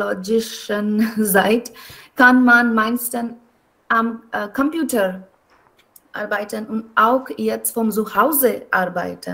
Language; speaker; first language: German; non-native, learner; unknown